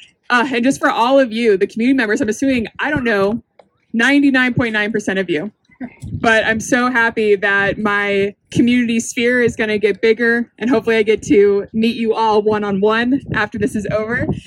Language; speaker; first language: English; native; English